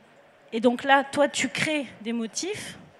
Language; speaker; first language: French; native; French